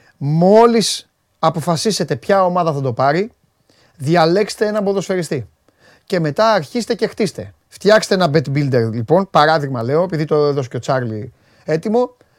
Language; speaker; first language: Greek; native; Greek